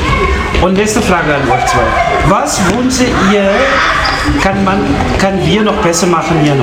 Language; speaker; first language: German; non-native, fluent; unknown